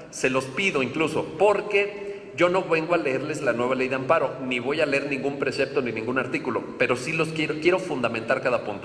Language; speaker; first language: Spanish; native; Spanish